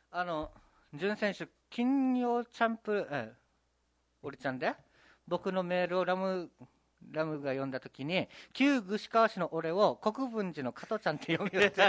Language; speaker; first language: Japanese; native; Japanese